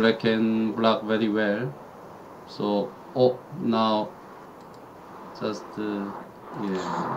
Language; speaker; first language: English; non-native, learner; Korean